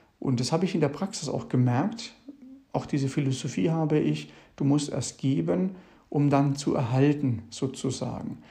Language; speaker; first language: German; early bilingual, other home language; Italian